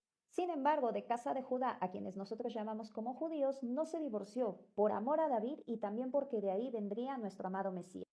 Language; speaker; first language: Spanish; native; Spanish